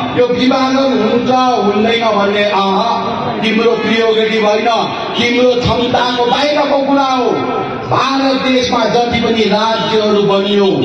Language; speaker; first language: Nepali; native; Nepali